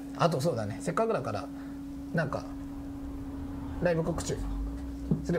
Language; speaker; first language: Japanese; native; Japanese